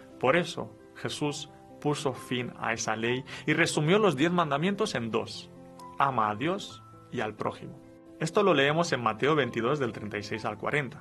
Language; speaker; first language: Spanish; non-native, fluent; Romanian